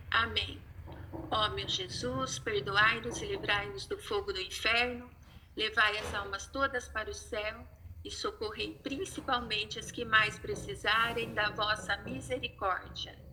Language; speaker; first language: Portuguese; native; Portuguese